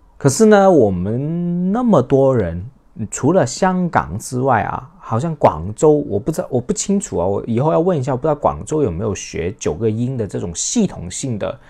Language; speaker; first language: Chinese; non-native, local second language; Cantonese